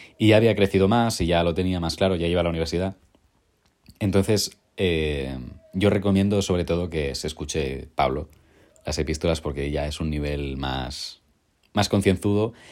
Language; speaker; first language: Spanish; native; Spanish